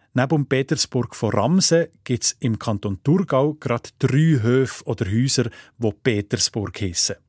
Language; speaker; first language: German; native; German